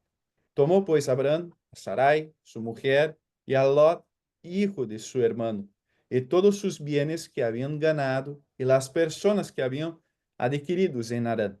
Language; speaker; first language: Spanish; non-native, fluent; Portuguese